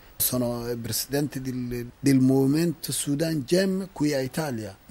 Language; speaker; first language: Italian; non-native, learner; Arabic